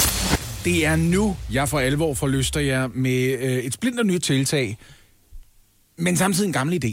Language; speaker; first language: Danish; native; Danish